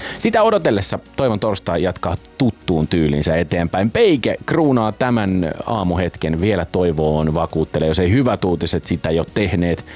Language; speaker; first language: Finnish; native; Finnish